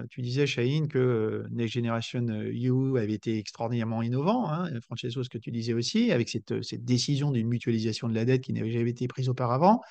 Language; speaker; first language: French; native; French